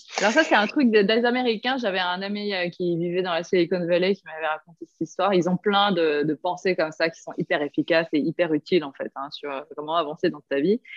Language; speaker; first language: French; early bilingual, other home language; Korean